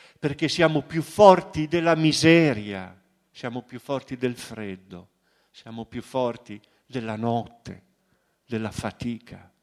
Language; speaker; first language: Italian; native; Italian